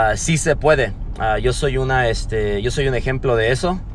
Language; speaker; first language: Spanish; early bilingual, heritage; Spanish